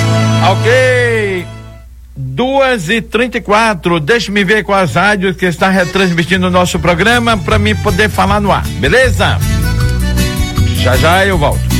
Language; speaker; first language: Portuguese; native; Portuguese